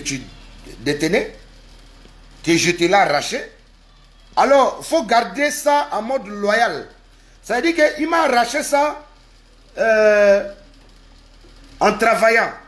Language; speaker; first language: French; non-native, local second language; Lingala